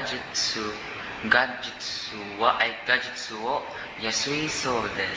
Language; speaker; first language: Japanese; non-native, learner; Cebuano